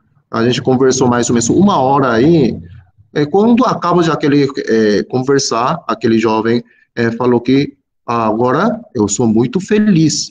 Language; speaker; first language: Portuguese; non-native, fluent; Korean